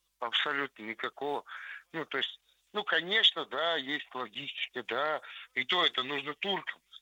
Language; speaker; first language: Russian; non-native, local second language; Armenian